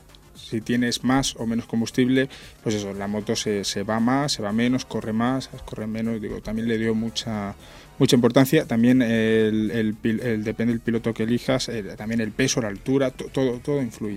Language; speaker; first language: Spanish; native; Spanish